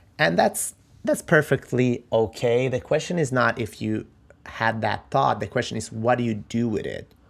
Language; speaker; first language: English; non-native, fluent; Macedonian